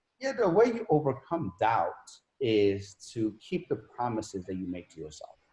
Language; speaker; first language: English; non-native, fluent; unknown